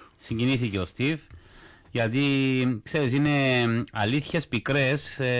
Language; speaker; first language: Greek; native; Greek